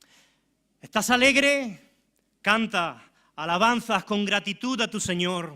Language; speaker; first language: Spanish; native; Spanish